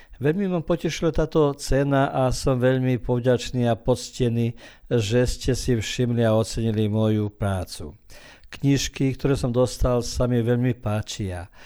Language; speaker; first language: Slovak; early bilingual, heritage; Slovak